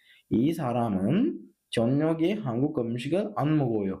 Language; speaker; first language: Korean; non-native, fluent; Sinhala